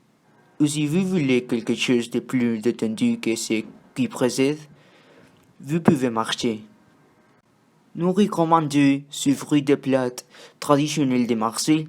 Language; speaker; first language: French; non-native, learner; Spanish